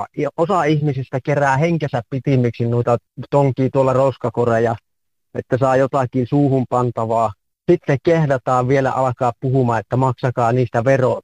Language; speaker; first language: Finnish; native; Finnish